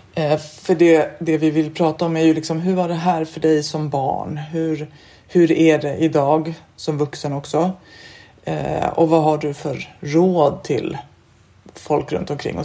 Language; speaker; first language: Swedish; native; Swedish